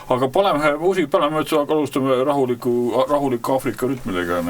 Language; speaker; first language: Estonian; native; Estonian